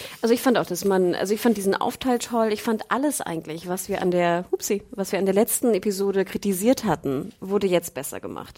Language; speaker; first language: German; native; German